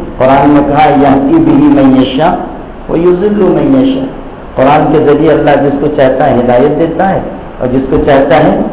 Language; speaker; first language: Urdu; native; Urdu